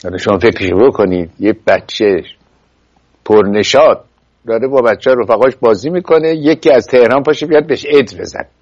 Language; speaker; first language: Persian; native; Persian